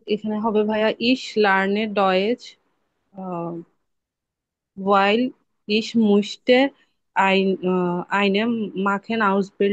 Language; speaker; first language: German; non-native, learner; Bangla